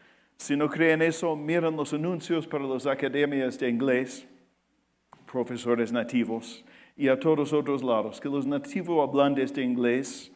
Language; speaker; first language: Spanish; non-native, fluent; English